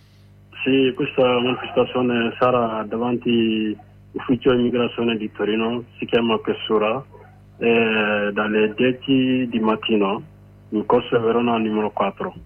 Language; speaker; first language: Italian; non-native, learner; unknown